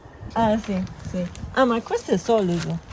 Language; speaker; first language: Italian; non-native, learner; English